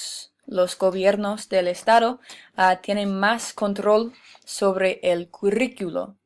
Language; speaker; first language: Spanish; non-native, fluent; English